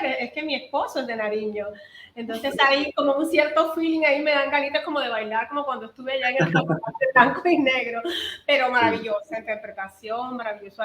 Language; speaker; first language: Spanish; native; Spanish